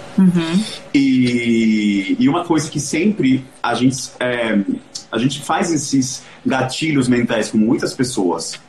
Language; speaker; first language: Portuguese; non-native, fluent; Spanish